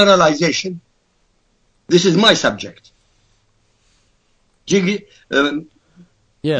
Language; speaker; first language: English; non-native, fluent; Arabic